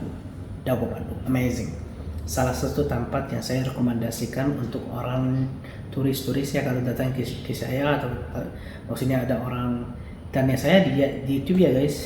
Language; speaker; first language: Indonesian; non-native, fluent; Arabic